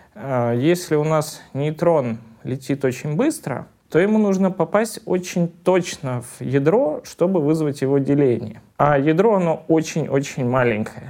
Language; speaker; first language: Russian; native; Russian